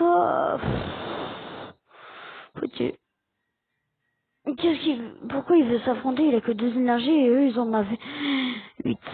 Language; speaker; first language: French; native; French